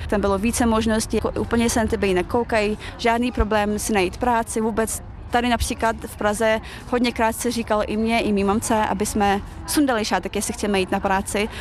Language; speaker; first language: Czech; early bilingual, other home language; Chechen